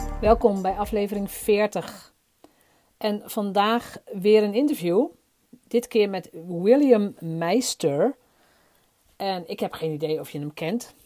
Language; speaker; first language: Dutch; native; Dutch